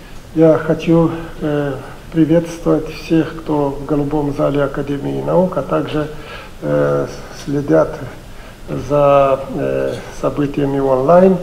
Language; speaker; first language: Russian; non-native, local second language; Romanian